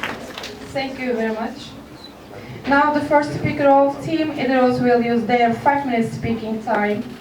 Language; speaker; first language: English; non-native, fluent; Turkish